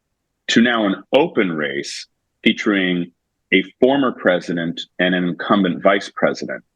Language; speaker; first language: English; native; English